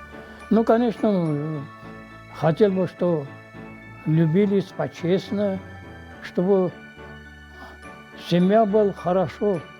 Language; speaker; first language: Russian; non-native, local second language; Armenian